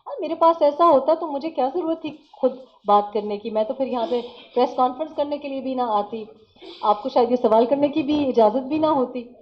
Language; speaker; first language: Urdu; non-native, local second language; Pashto